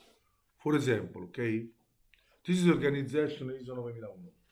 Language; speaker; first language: English; non-native, learner; Italian